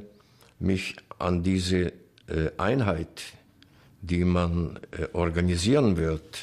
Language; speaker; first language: German; non-native, fluent; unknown